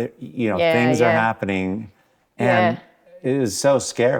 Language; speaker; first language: English; native; English